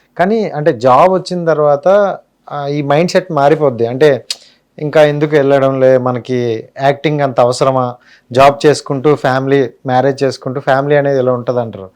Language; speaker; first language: Telugu; native; Telugu